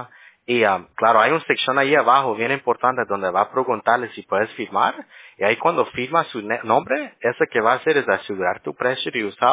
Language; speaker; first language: Spanish; early bilingual, heritage; English